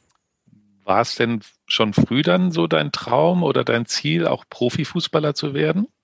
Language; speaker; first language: German; native; German